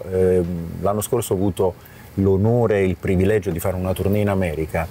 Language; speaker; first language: Italian; native; Italian